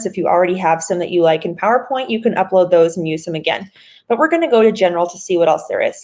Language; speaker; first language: English; native; English